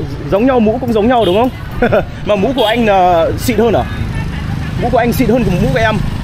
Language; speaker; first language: Vietnamese; early bilingual, heritage; Vietnamese